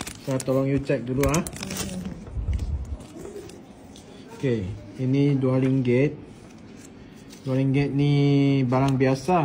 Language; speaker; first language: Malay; non-native, local second language; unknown